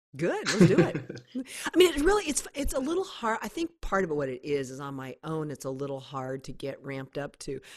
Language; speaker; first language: English; native; English